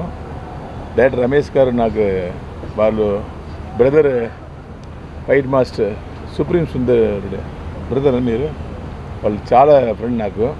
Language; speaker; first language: Telugu; non-native, learner; Tamil